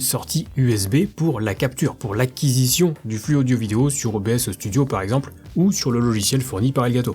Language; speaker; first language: French; native; French